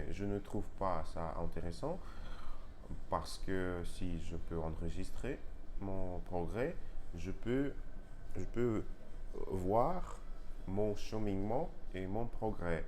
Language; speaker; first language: French; non-native, learner; Russian